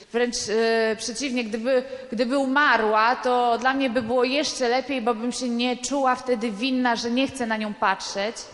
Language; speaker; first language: Polish; non-native, fluent; Italian